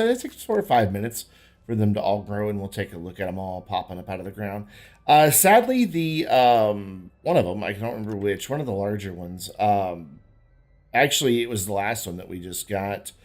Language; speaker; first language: English; native; English